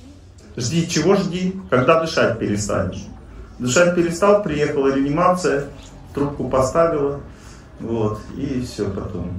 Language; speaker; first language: Russian; native; Russian